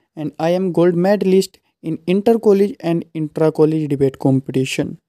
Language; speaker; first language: English; non-native, local second language; Hindi